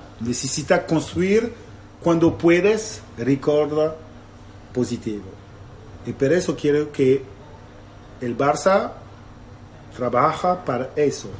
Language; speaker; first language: Spanish; non-native, learner; Italian